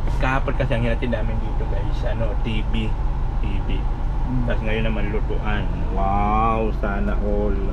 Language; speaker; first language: Filipino; non-native, local second language; Cebuano